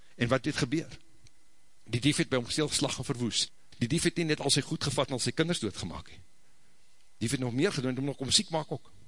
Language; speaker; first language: Afrikaans; native; Afrikaans